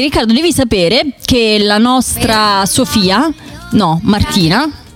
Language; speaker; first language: Italian; native; Italian